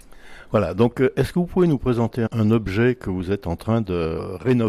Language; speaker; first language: French; native; French